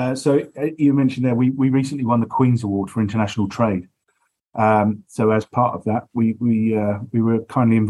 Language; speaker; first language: English; native; English